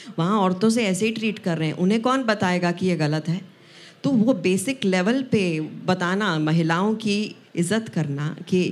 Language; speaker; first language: Hindi; non-native, local second language; Punjabi